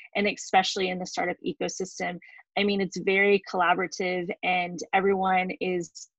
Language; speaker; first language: English; native; English